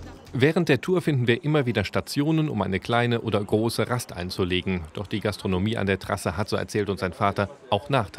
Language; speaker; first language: German; native; German